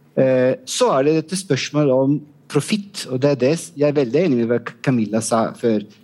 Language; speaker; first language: Norwegian; non-native, fluent; Italian